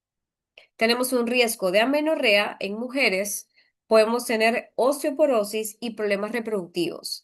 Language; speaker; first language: Spanish; native; Spanish